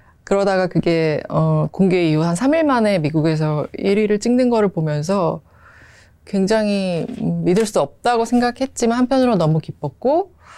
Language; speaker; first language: Korean; native; Korean